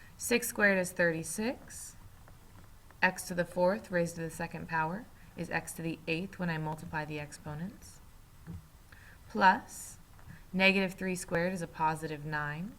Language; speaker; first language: English; native; English